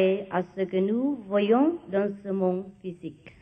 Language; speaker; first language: French; non-native, learner; Vietnamese